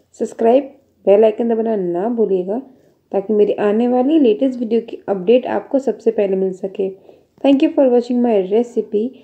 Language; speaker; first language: Hindi; native; Hindi